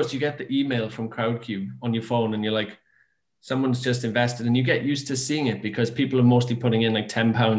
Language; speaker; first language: English; native; English